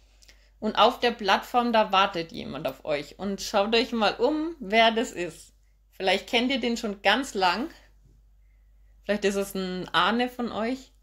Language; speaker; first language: German; native; German